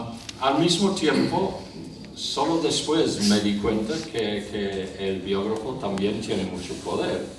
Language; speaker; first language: Spanish; non-native, fluent; English